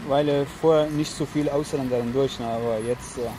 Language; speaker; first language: German; non-native, learner; Persian